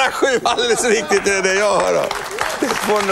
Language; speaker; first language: Swedish; native; Swedish